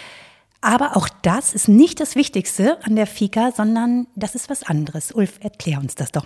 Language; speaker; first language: German; native; German